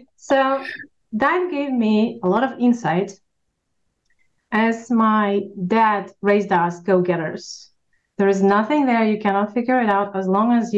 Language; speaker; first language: English; non-native, fluent; Russian